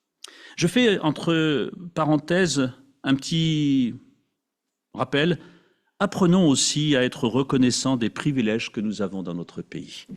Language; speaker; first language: French; native; French